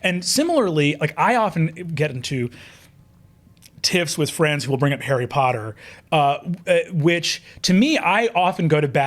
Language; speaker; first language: English; native; English